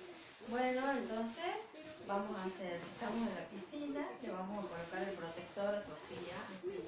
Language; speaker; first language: Spanish; native; Spanish